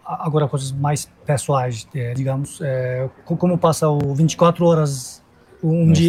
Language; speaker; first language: Portuguese; non-native, learner; Turkish